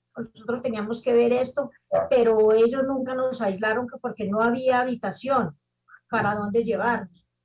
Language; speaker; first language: Spanish; native; Spanish